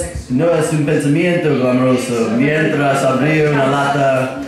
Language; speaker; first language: Spanish; non-native, learner; English